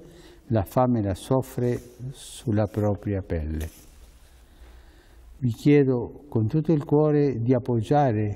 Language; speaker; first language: Italian; non-native, fluent; Spanish